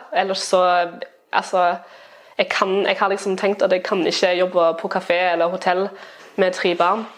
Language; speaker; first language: Norwegian; non-native, fluent; German